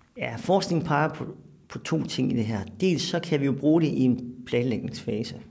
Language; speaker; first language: Danish; native; Danish